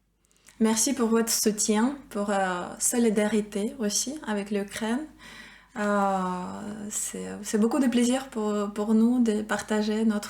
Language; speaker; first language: French; non-native, fluent; Ukrainian